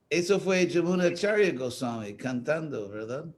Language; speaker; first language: Spanish; non-native, fluent; English